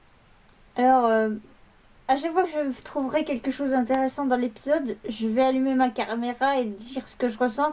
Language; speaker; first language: French; native; French